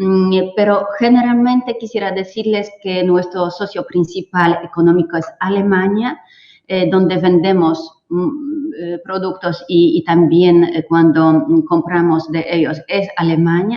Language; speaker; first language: Spanish; non-native, fluent; Polish